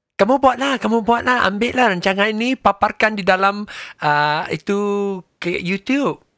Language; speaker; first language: Malay; non-native, local second language; Min Nan Chinese